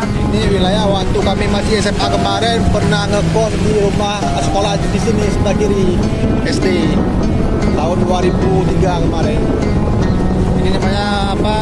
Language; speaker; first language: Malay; non-native, local second language; Achinese